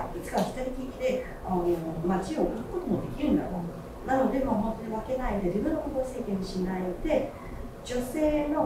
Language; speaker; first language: Japanese; non-native, fluent; Chinese